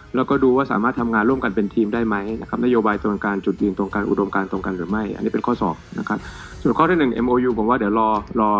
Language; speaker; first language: Thai; native; Thai